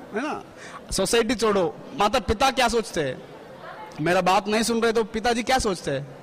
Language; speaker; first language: Hindi; non-native, fluent; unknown